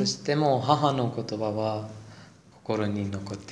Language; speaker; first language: Japanese; non-native, learner; Persian